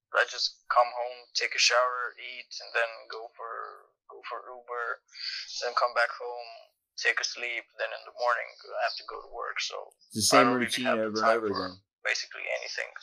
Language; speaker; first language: English; non-native, fluent; Romanian